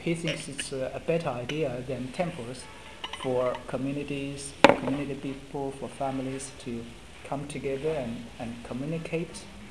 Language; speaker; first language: English; non-native, fluent; Chinese